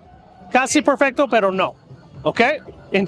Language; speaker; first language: Spanish; non-native, learner; English